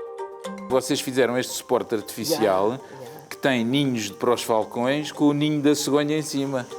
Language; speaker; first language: Portuguese; native; Portuguese